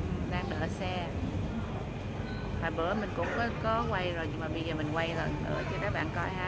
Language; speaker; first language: Vietnamese; native; Vietnamese